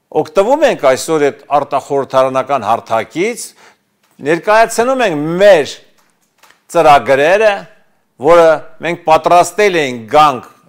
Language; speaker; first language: Armenian; native; Armenian